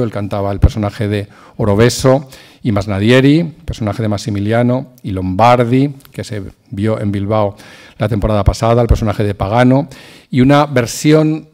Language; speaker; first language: Spanish; native; Spanish